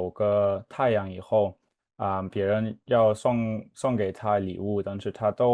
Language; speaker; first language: Chinese; non-native, fluent; English